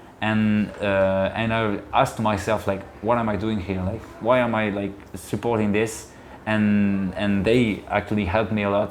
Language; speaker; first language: English; non-native, fluent; French